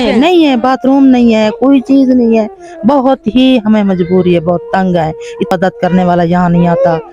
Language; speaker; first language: Urdu; non-native, local second language; Punjabi